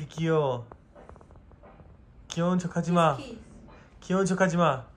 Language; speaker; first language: Korean; non-native, learner; French